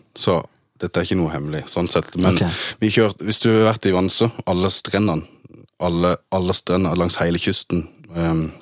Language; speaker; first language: Norwegian; early bilingual, other home language; German